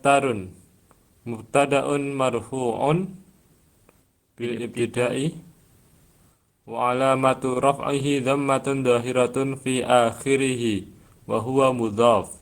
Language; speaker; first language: Arabic; non-native, learner; Indonesian